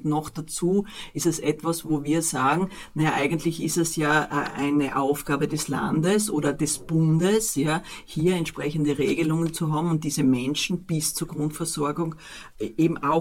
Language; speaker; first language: German; native; German